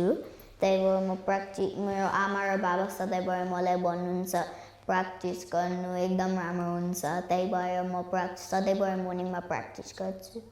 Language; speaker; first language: Nepali; early bilingual, heritage; Nepali